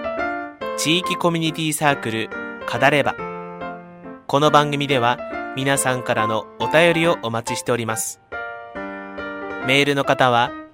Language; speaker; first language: Japanese; native; Japanese